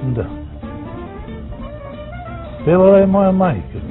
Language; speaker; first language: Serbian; non-native, local second language; Romany